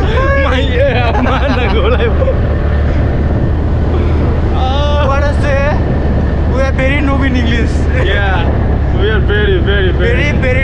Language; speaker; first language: English; non-native, learner; Bodo